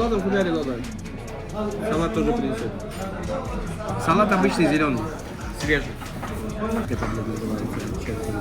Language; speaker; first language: Russian; non-native, fluent; Persian